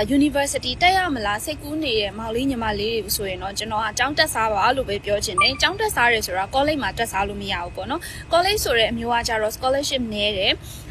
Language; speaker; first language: Burmese; native; Burmese